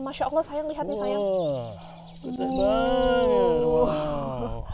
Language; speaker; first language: Indonesian; native; Indonesian